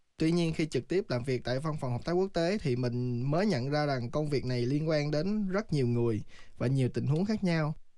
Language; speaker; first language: Vietnamese; native; Vietnamese